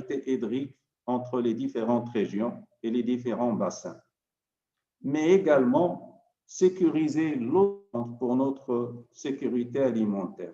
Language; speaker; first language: French; non-native, local second language; Arabic